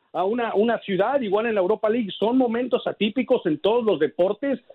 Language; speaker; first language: Spanish; early bilingual, heritage; Spanish